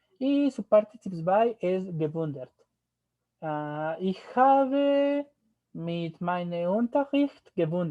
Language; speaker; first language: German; non-native, fluent; Spanish